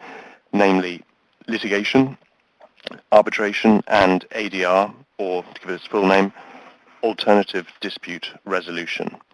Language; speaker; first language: English; native; English